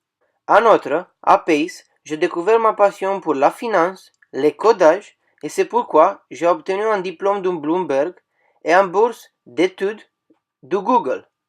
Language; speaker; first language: French; non-native, fluent; Romanian